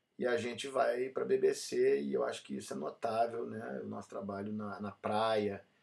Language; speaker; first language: Portuguese; native; Portuguese